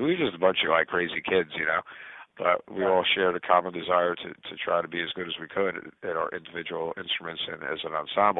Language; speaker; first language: English; native; English